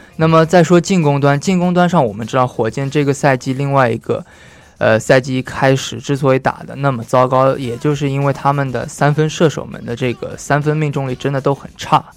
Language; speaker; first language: Chinese; native; Chinese